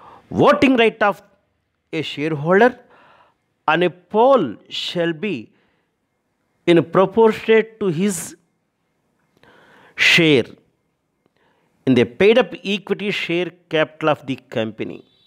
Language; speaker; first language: English; non-native, local second language; Telugu